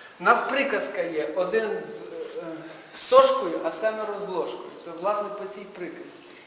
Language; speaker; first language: Ukrainian; native; Ukrainian